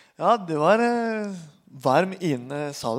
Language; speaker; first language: Norwegian; non-native, fluent; Spanish